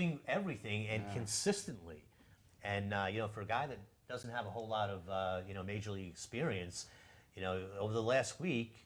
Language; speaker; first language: English; native; English